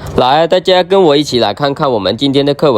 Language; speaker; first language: Chinese; non-native, fluent; Khmer